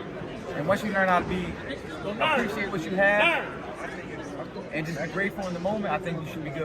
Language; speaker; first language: English; native; English